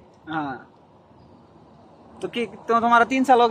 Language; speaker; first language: Hindi; non-native, learner; Bangla